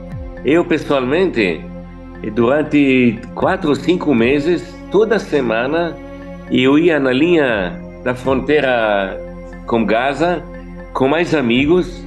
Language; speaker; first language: Portuguese; non-native, fluent; Hebrew